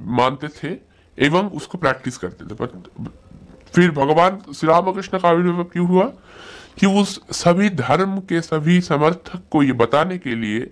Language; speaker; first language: Hindi; non-native, local second language; Bangla